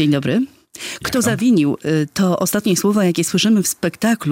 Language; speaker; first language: Polish; native; Polish